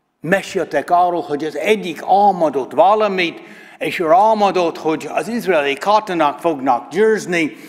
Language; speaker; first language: Hungarian; non-native, learner; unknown